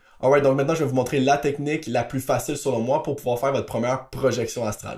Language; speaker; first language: French; native; French